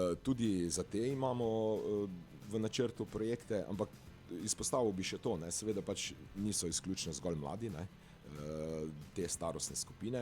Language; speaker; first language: Slovenian; native; Slovenian